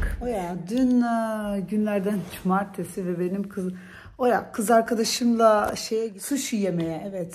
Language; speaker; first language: Turkish; early bilingual, heritage; Turkish